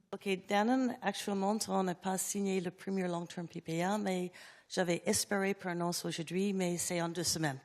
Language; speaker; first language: French; non-native, learner; English